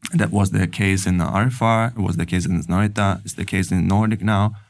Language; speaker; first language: English; non-native, fluent; Italian